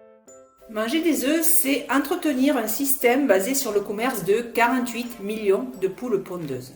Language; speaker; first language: French; native; French